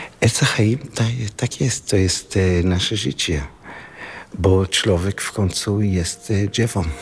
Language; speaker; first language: Polish; non-native, learner; Hebrew